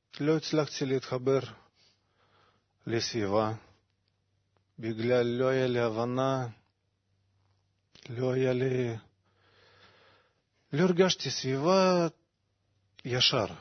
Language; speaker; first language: Hebrew; non-native, learner; Russian